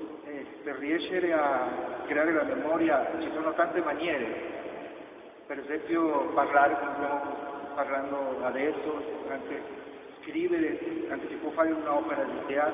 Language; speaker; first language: Italian; non-native, fluent; Spanish